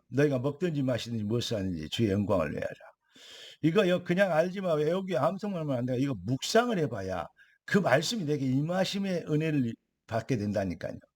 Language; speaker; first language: Korean; native; Korean